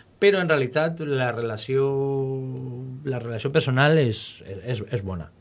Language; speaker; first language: Catalan; native; Catalan